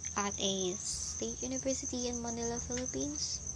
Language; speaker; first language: English; non-native, local second language; Filipino